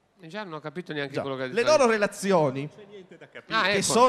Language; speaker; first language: Italian; native; Italian